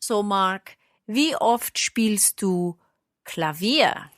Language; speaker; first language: German; non-native, fluent; English